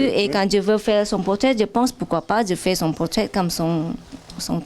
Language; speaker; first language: French; non-native, fluent; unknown